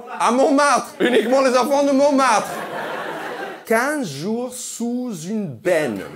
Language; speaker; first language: French; non-native, fluent; English